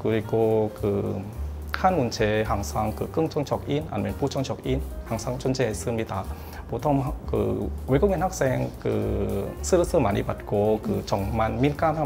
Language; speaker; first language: Korean; non-native, learner; Vietnamese